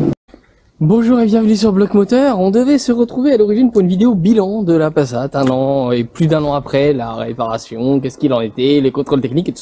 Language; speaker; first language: French; native; French